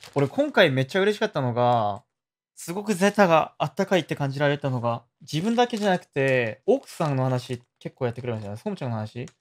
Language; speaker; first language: Japanese; non-native, fluent; Korean